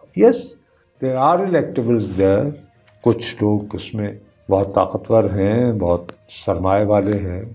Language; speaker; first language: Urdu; non-native, local second language; Punjabi